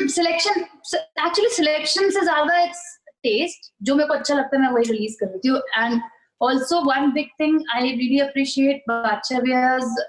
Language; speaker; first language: Hindi; native; Hindi